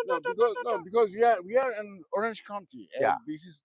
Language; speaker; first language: English; non-native, learner; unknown